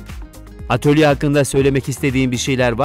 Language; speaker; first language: Turkish; native; Turkish